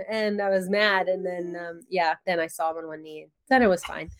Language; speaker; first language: English; native; English